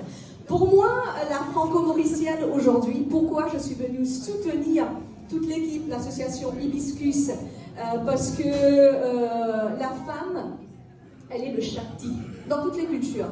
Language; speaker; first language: French; non-native, local second language; Morisyen